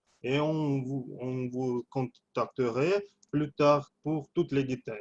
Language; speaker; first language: French; non-native, fluent; Russian